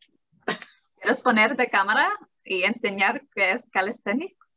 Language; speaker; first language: Spanish; early bilingual, heritage; English